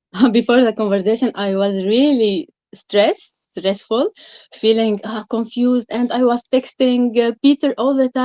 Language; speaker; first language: English; non-native, learner; Arabic